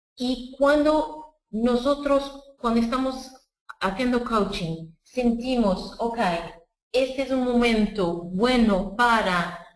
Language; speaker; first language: Spanish; non-native, fluent; Portuguese